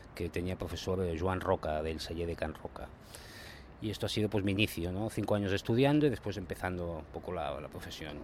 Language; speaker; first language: Spanish; native; Spanish